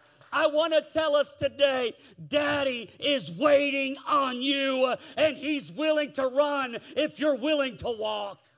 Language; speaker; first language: English; native; English